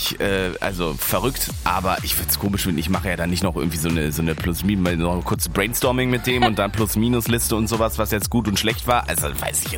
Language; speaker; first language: German; native; German